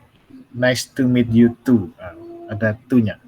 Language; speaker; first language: English; non-native, fluent; Indonesian